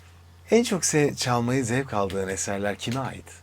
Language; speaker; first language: Turkish; native; Turkish